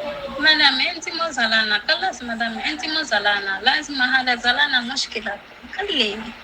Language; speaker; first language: Arabic; non-native, learner; Rundi